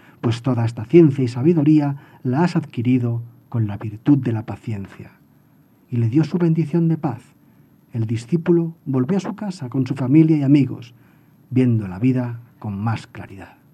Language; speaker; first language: Spanish; native; Spanish